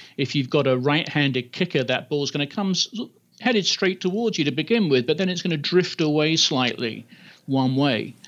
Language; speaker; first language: English; native; English